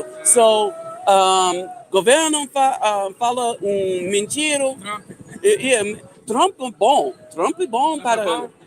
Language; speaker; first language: Portuguese; non-native, learner; English